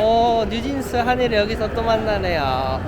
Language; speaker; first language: Korean; native; Korean